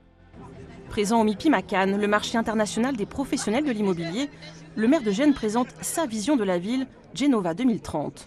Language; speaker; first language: French; native; French